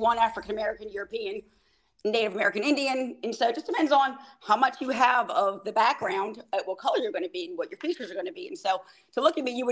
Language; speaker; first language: English; native; English